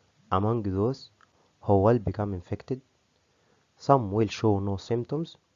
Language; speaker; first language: English; non-native, fluent; Arabic